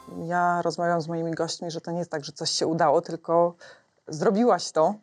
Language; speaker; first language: Polish; native; Polish